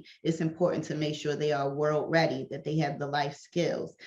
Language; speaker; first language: English; native; English